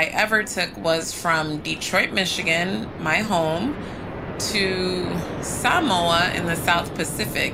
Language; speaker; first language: English; native; English